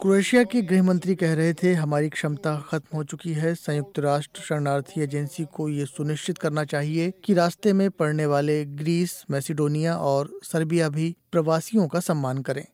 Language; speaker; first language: Hindi; native; Hindi